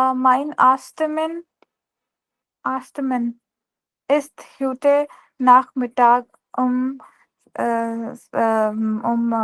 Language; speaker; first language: German; non-native, learner; Urdu